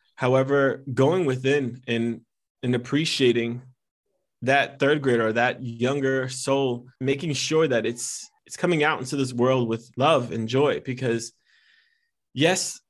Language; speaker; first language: English; early bilingual, other home language; Italian